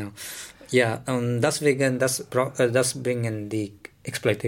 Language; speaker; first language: German; non-native, learner; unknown